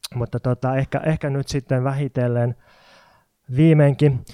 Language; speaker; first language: Finnish; native; Finnish